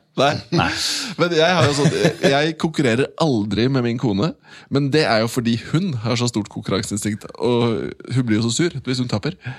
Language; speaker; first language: Norwegian; native; Norwegian